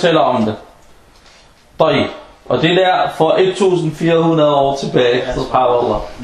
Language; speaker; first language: Danish; non-native, fluent; Arabic